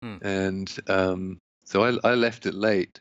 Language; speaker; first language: English; native; English